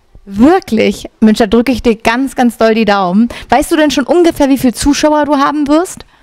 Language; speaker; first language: German; native; German